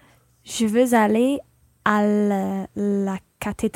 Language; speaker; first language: French; non-native, learner; English